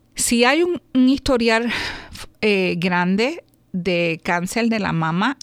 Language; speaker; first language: Spanish; native; Spanish